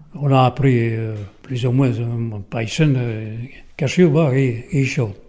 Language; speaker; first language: French; non-native, local second language; Basque